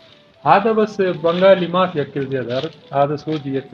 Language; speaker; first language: Arabic; non-native, learner; Bangla